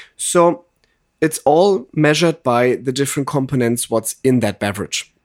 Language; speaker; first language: English; non-native, fluent; German